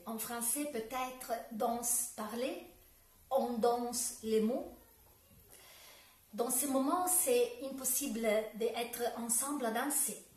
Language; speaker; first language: French; non-native, learner; Italian